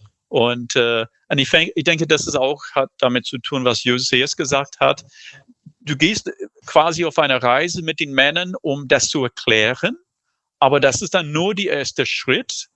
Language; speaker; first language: German; non-native, fluent; English